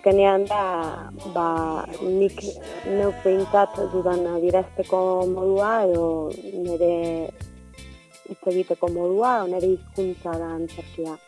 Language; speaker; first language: Basque; native; Basque